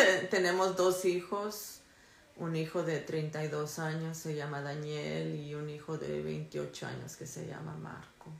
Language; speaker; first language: Spanish; early bilingual, other home language; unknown